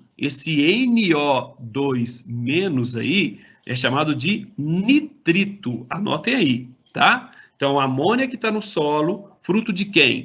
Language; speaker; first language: Portuguese; native; Portuguese